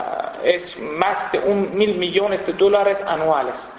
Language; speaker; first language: Spanish; non-native, fluent; Persian